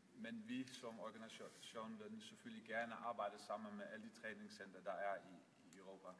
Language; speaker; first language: Danish; non-native, fluent; Dutch